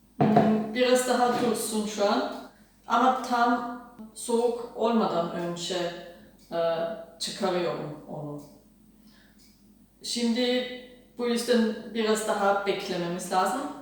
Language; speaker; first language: Turkish; non-native, learner; German